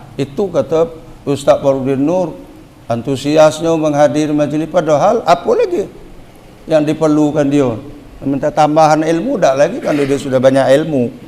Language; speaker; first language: Malay; native; Malay